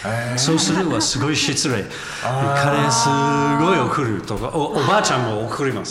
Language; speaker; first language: Japanese; non-native, learner; English